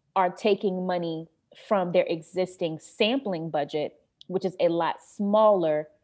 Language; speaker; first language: English; native; English